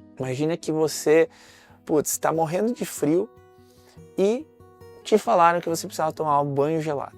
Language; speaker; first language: Portuguese; native; Portuguese